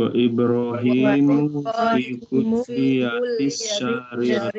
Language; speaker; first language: Arabic; non-native, learner; Indonesian